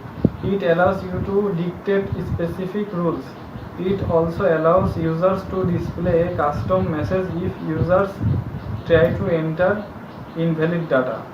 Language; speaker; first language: English; non-native, local second language; Bangla